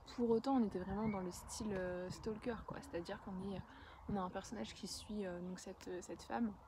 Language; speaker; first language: French; native; French